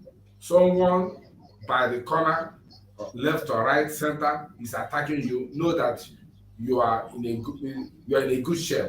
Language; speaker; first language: English; non-native, local second language; Igbo